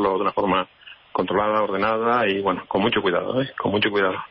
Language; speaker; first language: Spanish; native; Spanish